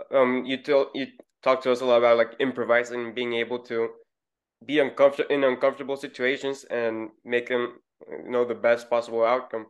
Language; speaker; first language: English; non-native, fluent; Spanish